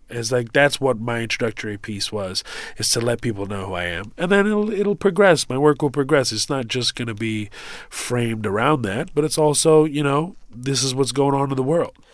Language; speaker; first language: English; early bilingual, other home language; Arabic